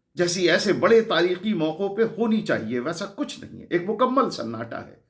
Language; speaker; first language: Urdu; native; Urdu